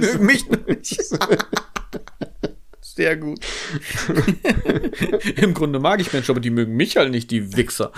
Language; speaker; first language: German; native; German